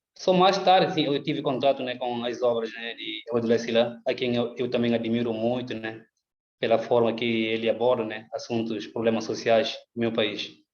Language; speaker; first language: Portuguese; non-native, local second language; Upper Guinea Crioulo